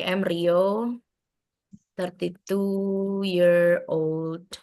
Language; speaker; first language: English; non-native, fluent; Indonesian